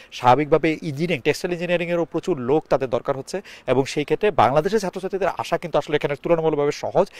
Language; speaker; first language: Bangla; native; Bangla